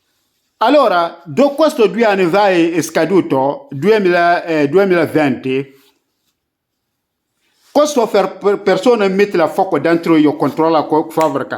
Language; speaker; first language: Italian; non-native, learner; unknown